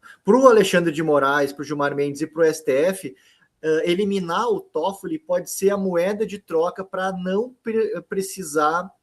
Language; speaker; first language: Portuguese; native; Portuguese